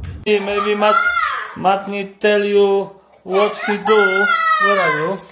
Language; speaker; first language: English; non-native, learner; Polish